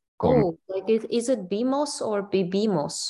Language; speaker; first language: Spanish; non-native, learner; English